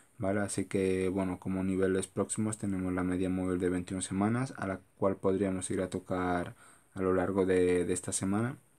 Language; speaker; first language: Spanish; native; Spanish